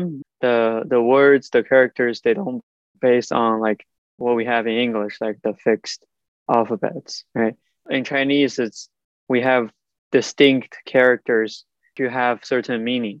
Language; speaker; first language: English; non-native, fluent; Chinese